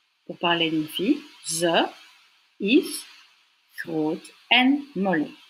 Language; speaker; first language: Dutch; non-native, local second language; French